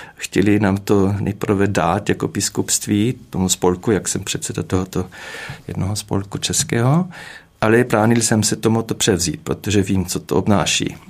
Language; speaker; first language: Czech; non-native, fluent; German